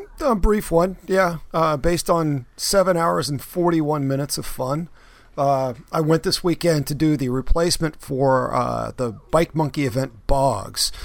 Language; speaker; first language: English; native; English